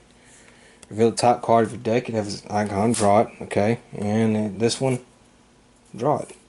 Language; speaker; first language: English; native; English